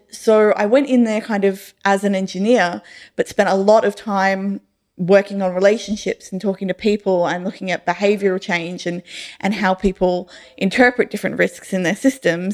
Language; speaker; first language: English; native; English